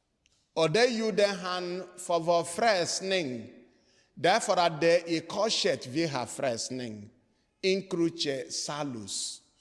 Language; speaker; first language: Swedish; non-native, fluent; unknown